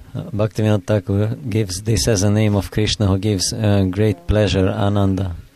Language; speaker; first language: English; non-native, fluent; Hungarian